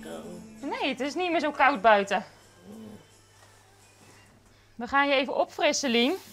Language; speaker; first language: Dutch; native; Dutch